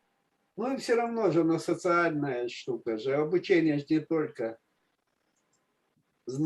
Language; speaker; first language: Russian; native; Russian